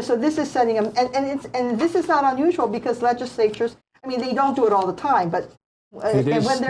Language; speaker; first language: English; native; English